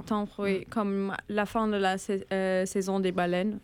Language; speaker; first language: French; non-native, fluent; German